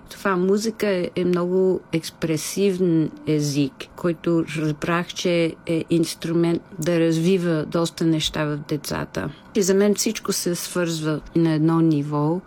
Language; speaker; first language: Bulgarian; non-native, fluent; English